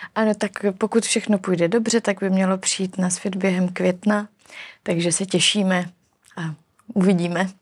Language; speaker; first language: Czech; native; Czech